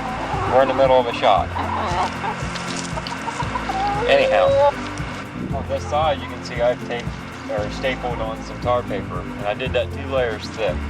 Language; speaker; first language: English; native; English